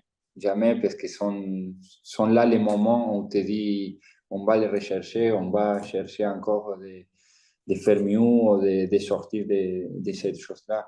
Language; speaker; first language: French; non-native, fluent; Spanish